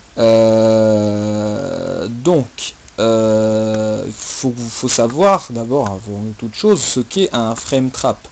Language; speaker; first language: French; native; French